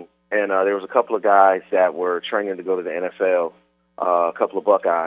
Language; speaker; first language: English; native; English